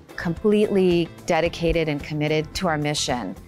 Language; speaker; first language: English; native; English